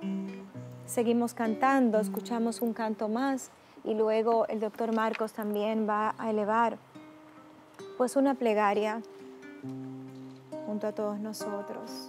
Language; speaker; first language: Spanish; native; Spanish